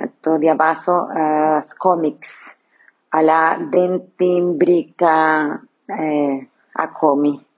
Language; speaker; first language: Greek; non-native, learner; Portuguese